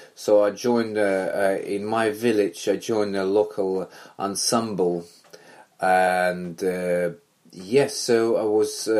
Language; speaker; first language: English; non-native, fluent; Belarusian